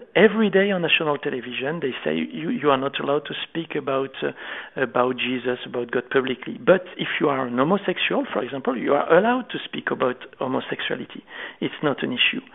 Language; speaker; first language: English; non-native, fluent; French